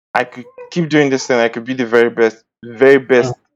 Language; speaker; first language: English; non-native, local second language; Bini